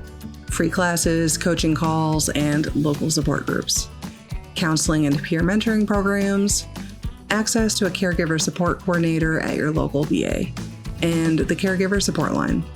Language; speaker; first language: English; native; English